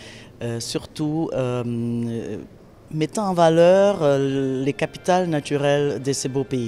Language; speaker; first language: French; non-native, fluent; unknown